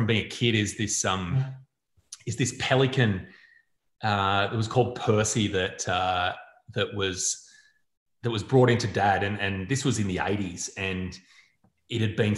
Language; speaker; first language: English; native; English